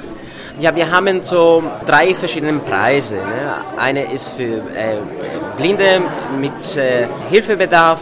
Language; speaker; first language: German; non-native, fluent; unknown